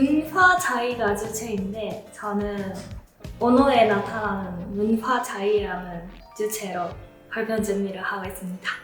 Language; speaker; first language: Korean; non-native, learner; Japanese